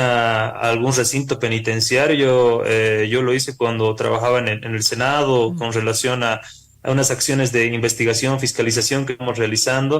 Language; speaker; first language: Spanish; native; Spanish